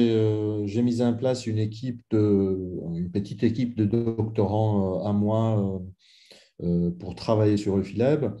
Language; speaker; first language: French; non-native, fluent; Italian